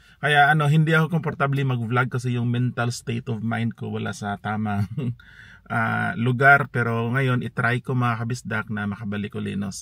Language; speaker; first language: Filipino; non-native, local second language; Cebuano